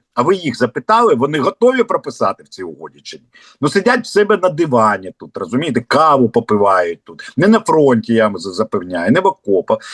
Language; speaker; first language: Ukrainian; non-native, local second language; Russian